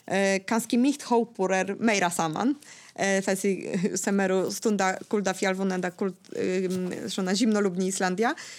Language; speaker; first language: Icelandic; non-native, fluent; Polish